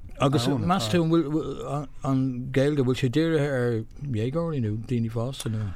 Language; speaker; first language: Irish; non-native, local second language; English